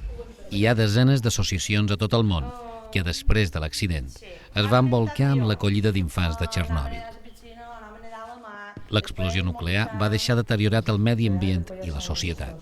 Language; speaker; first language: Catalan; native; Catalan